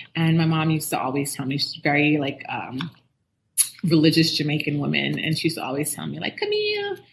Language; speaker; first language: English; native; English